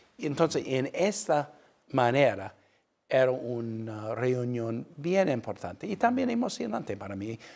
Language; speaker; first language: Spanish; non-native, fluent; English